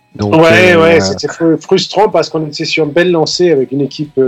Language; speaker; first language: French; non-native, fluent; Danish